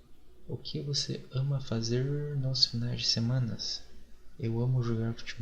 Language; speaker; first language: Portuguese; non-native, fluent; French